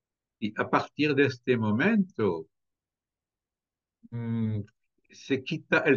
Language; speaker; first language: Spanish; non-native, fluent; French